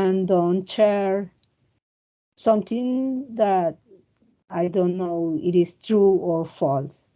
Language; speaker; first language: English; non-native, learner; Spanish